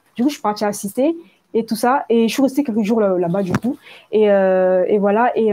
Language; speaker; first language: French; early bilingual, other home language; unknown